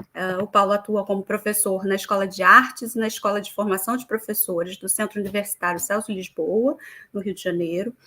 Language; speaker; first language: Portuguese; native; Portuguese